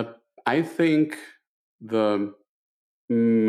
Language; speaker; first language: English; non-native, fluent; Italian